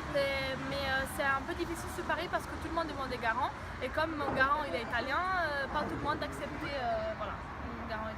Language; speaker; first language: French; non-native, fluent; Italian